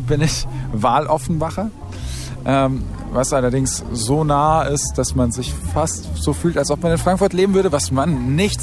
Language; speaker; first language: German; native; German